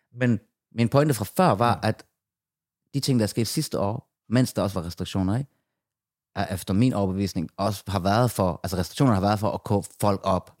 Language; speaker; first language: Danish; early bilingual, other home language; Persian